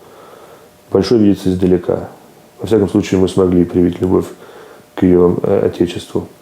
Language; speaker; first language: Russian; native; Russian